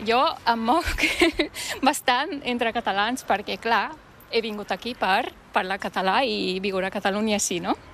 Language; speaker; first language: Catalan; non-native, fluent; Turkish